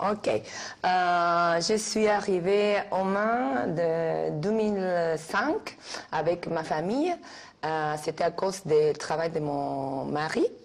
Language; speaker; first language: French; non-native, fluent; Spanish